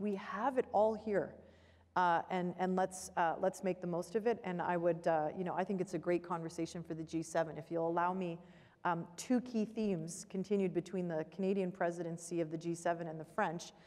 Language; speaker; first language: English; native; English